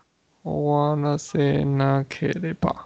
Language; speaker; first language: Japanese; non-native, learner; Chinese